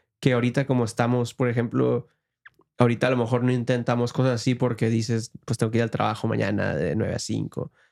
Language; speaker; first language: Spanish; early bilingual, heritage; Spanish